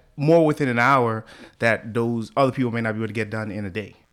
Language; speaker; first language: English; early bilingual, other home language; Haitian Creole